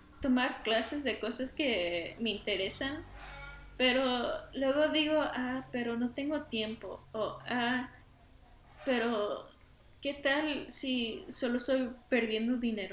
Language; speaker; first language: Spanish; early bilingual, heritage; Spanish